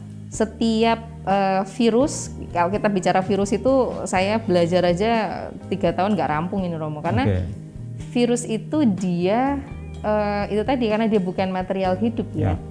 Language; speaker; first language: Indonesian; native; Indonesian